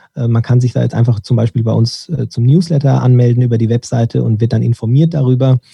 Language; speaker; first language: German; early bilingual, other home language; Turkish